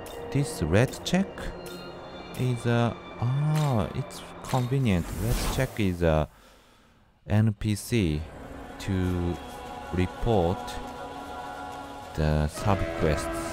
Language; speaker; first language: English; non-native, learner; Japanese